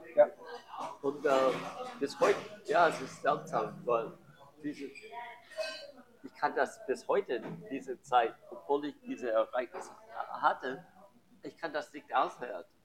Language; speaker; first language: German; non-native, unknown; English